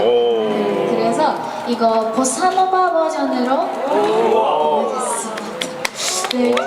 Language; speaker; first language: Korean; non-native, fluent; Japanese